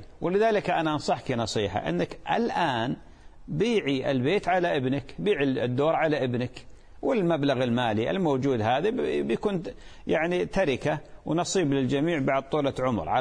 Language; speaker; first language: Arabic; native; Arabic